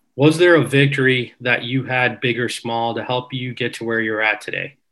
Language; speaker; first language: English; early bilingual, other home language; Hindi